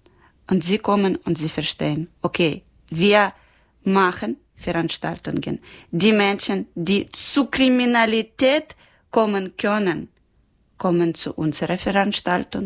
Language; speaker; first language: German; non-native, learner; Ukrainian